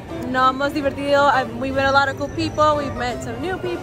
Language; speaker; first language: English; early bilingual, other home language; Spanish